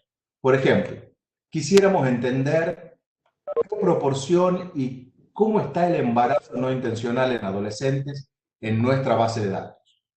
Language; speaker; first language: Spanish; native; Spanish